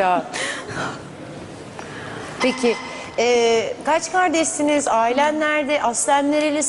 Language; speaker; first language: Turkish; native; Turkish